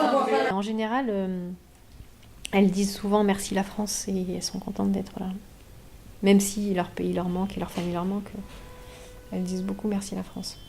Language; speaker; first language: French; native; French